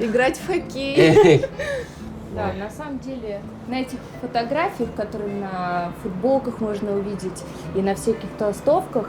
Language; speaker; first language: Russian; native; Russian